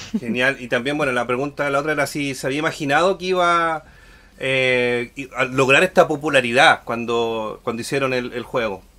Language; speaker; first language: Spanish; native; Spanish